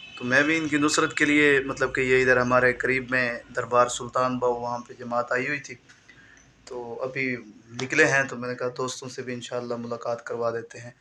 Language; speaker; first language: Urdu; non-native, local second language; Punjabi